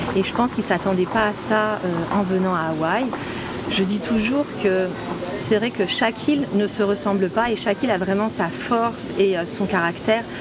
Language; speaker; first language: French; native; French